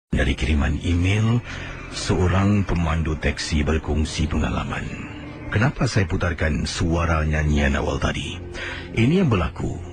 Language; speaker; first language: Malay; native; Malay